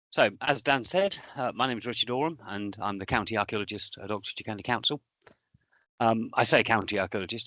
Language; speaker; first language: English; native; English